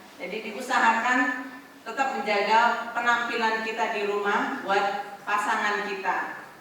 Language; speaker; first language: Indonesian; native; Indonesian